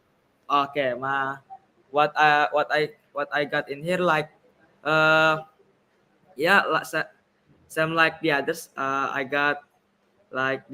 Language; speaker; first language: English; non-native, learner; Indonesian